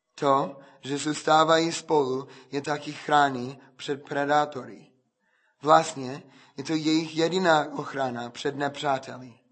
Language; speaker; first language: Czech; non-native, fluent; English